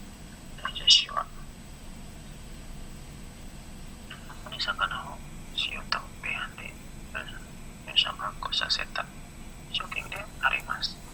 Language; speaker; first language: Japanese; non-native, learner; Indonesian